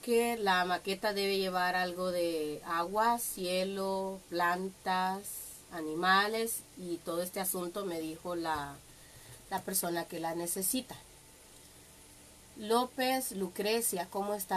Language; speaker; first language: Spanish; native; Spanish